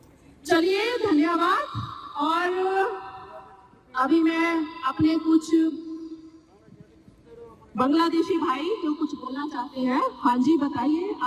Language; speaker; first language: Hindi; native; Hindi